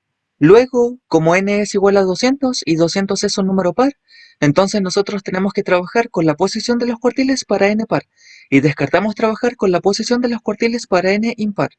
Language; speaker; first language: Spanish; native; Spanish